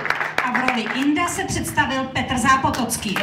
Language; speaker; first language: Czech; native; Czech